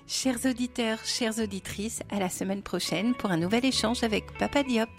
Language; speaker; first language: French; native; French